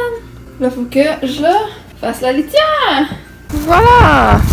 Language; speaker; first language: French; native; French